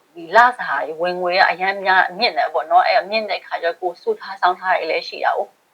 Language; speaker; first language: Burmese; non-native, local second language; Shan